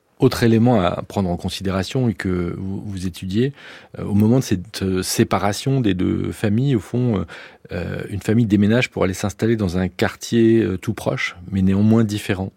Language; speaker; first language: French; native; French